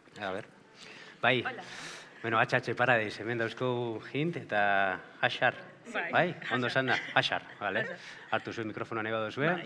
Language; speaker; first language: Basque; native; Basque